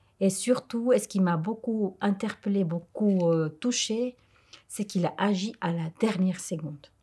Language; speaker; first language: French; non-native, fluent; Spanish